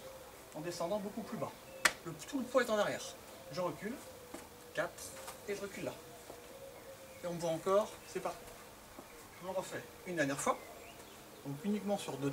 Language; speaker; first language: French; native; French